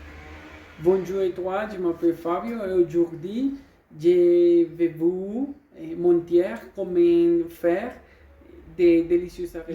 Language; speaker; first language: French; non-native, learner; Spanish